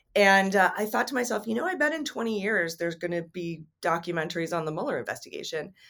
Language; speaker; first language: English; native; English